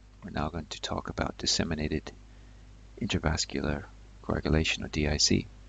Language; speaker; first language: English; native; English